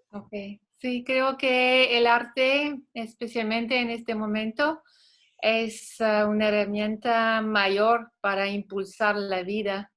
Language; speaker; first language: Spanish; non-native, fluent; French